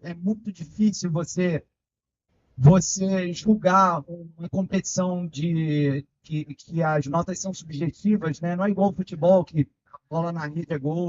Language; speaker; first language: Portuguese; native; Portuguese